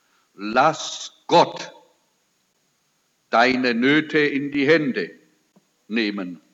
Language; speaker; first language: German; early bilingual, heritage; German